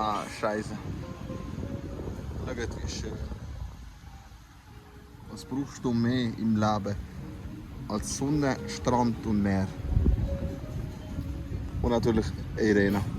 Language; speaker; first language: German; early bilingual, other home language; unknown